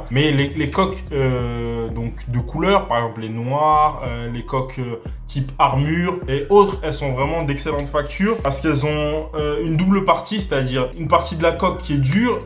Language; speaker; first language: French; native; French